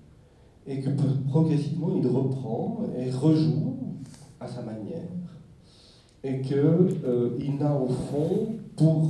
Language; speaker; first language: French; native; French